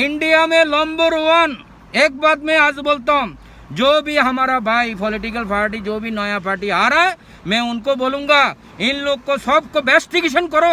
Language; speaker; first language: Hindi; non-native, local second language; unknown